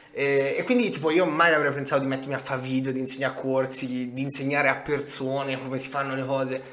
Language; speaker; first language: Italian; native; Italian